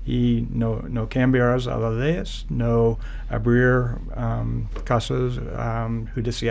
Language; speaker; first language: Spanish; non-native, learner; English